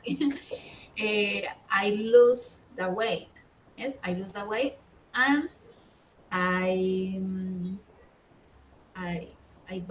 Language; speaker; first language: English; non-native, learner; Spanish